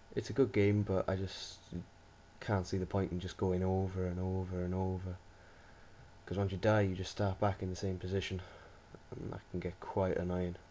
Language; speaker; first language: English; native; English